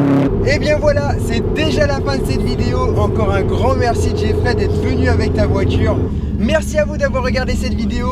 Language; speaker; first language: French; native; French